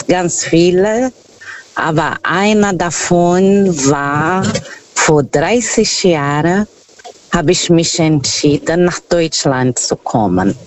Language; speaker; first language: German; non-native, fluent; Portuguese